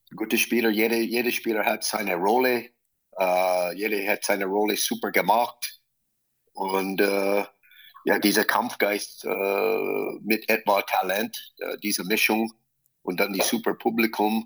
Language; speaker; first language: German; non-native, fluent; English